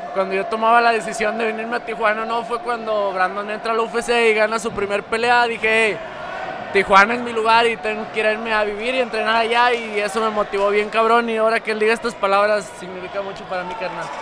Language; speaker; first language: Spanish; native; Spanish